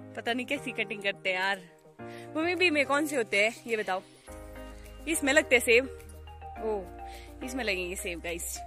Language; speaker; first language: Hindi; native; Hindi